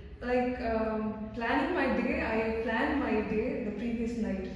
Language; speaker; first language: English; non-native, local second language; Tamil